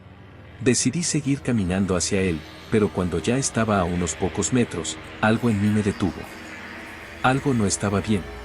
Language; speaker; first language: Spanish; native; Spanish